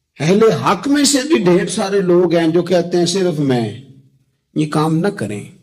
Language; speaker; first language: Urdu; non-native, local second language; Punjabi